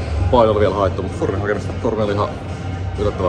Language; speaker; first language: Finnish; native; Finnish